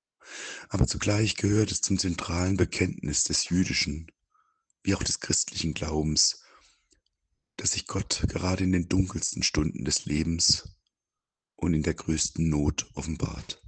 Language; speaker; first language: German; native; German